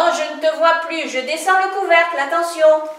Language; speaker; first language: French; native; French